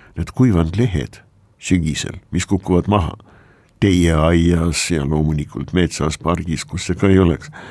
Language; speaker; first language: Estonian; non-native, local second language; Russian